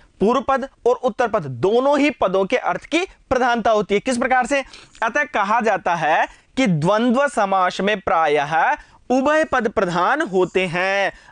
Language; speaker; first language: Hindi; native; Hindi